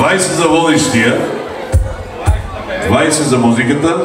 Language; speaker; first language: Bulgarian; non-native, local second language; Turkish